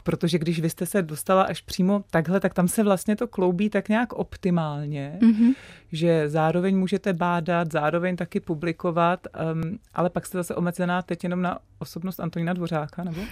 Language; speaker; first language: Czech; native; Czech